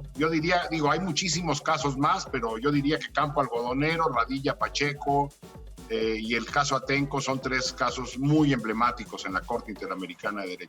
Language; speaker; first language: Spanish; native; Spanish